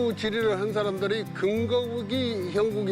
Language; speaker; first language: Korean; native; Korean